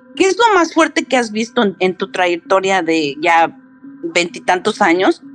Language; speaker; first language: Spanish; early bilingual, heritage; Spanish